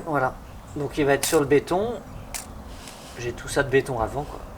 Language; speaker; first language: French; native; French